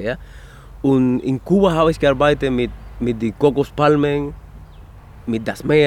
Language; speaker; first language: German; non-native, fluent; Spanish